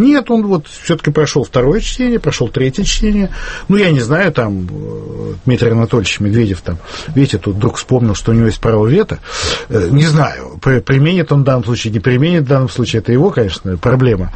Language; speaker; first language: Russian; native; Russian